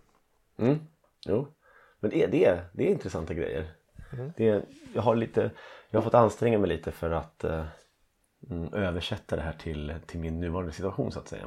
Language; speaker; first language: Swedish; native; Swedish